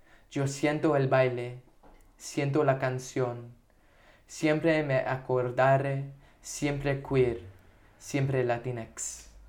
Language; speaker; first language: Spanish; non-native, learner; English